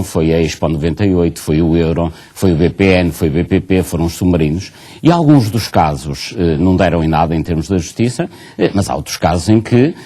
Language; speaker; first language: Portuguese; native; Portuguese